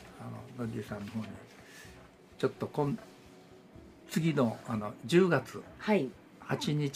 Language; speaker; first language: Japanese; native; Japanese